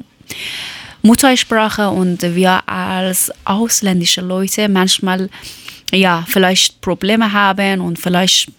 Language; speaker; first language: German; non-native, learner; Persian